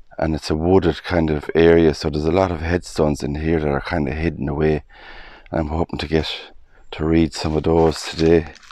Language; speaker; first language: English; native; English